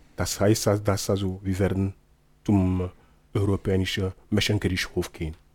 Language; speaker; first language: German; non-native, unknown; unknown